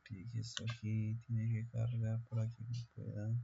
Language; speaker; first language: Spanish; native; Spanish